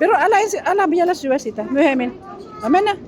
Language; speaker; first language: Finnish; non-native, learner; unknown